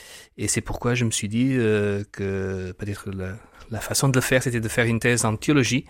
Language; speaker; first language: French; non-native, fluent; Portuguese